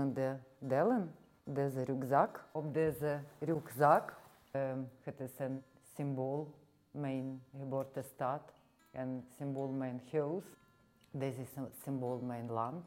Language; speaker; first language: Dutch; non-native, learner; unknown